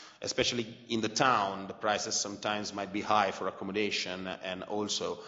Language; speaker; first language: English; non-native, fluent; Italian